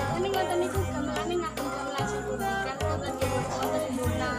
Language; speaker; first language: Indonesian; non-native, local second language; Javanese